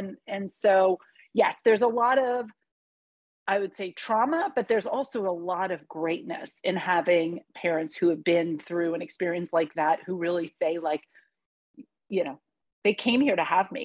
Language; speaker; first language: English; early bilingual, other home language; Hungarian